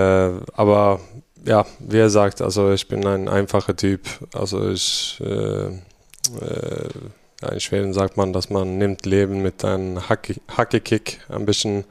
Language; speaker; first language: German; non-native, fluent; Swedish